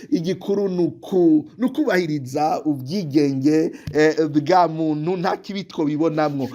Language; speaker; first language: Rundi; native; Rundi